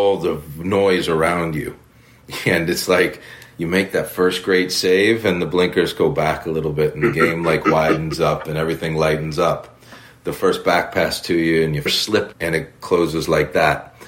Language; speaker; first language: English; native; English